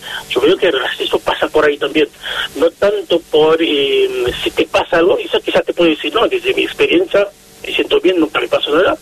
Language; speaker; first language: Spanish; non-native, fluent; Haitian Creole